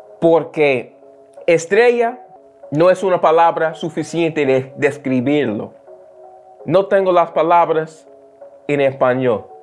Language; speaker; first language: Spanish; non-native, learner; English